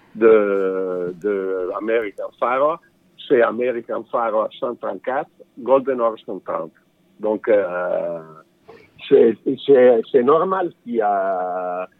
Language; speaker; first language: French; non-native, fluent; English